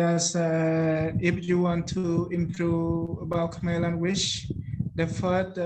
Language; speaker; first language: English; non-native, learner; Khmer